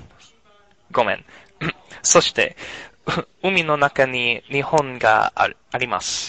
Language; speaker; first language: Japanese; non-native, learner; English